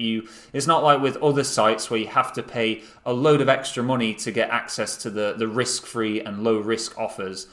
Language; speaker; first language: English; native; English